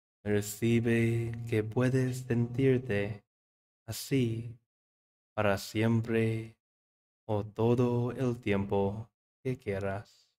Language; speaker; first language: Spanish; non-native, fluent; English